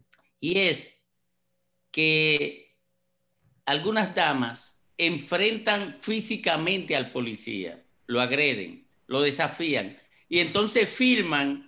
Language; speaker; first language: Spanish; native; Spanish